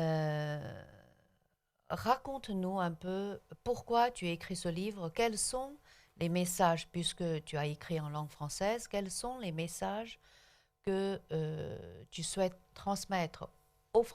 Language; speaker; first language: French; non-native, local second language; Chinese